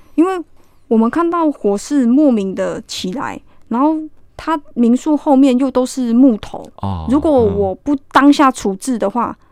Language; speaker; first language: Chinese; native; Chinese